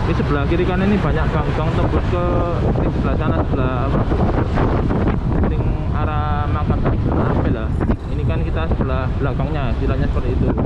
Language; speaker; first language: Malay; non-native, local second language; Javanese